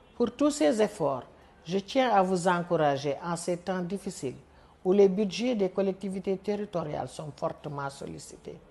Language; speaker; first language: French; non-native, local second language; Wolof